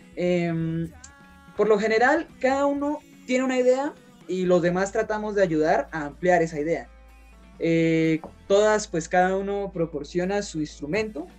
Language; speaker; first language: Spanish; native; Spanish